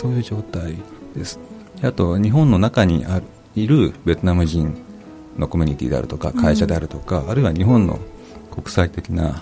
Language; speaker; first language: Japanese; native; Japanese